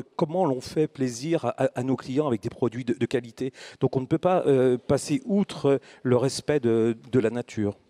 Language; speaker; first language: French; native; French